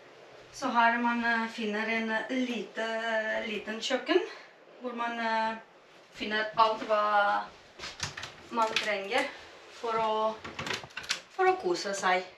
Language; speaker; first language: Norwegian; non-native, fluent; Romanian